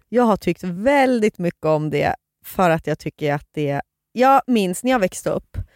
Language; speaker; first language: Swedish; native; Swedish